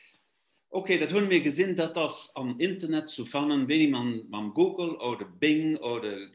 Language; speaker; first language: German; non-native, fluent; Luxembourgish